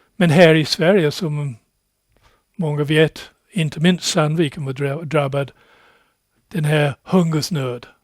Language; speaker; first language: Swedish; non-native, fluent; English